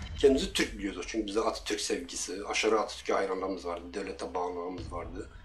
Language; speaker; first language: Turkish; non-native, local second language; Kurdish